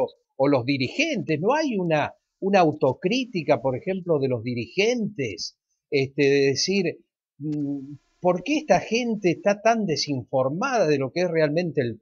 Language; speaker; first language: Spanish; native; Spanish